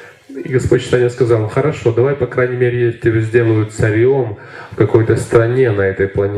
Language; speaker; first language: Russian; native; Russian